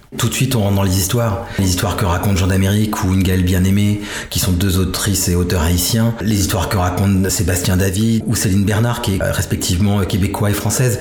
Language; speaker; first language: French; native; French